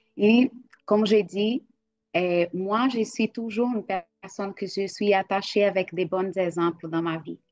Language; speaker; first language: French; non-native, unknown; Portuguese